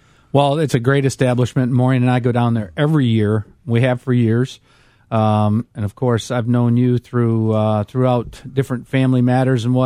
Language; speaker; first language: English; native; English